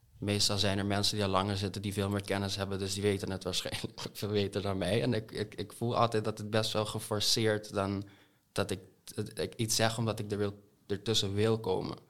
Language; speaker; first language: Dutch; non-native, local second language; Papiamento